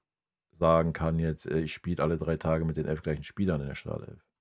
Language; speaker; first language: German; native; German